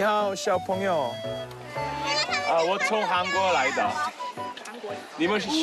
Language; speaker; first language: Chinese; non-native, learner; Korean